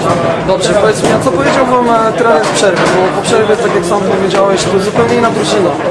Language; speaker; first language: Polish; native; Polish